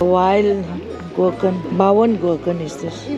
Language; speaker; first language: German; non-native, learner; Croatian